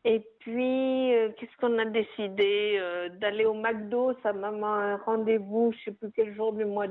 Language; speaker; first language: French; native; French